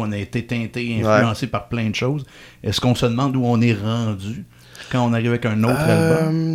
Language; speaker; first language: French; native; French